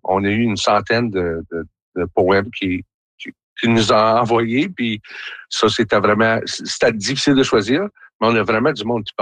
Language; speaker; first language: French; native; French